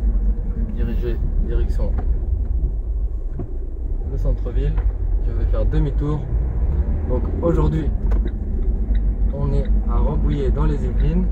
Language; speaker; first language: French; native; French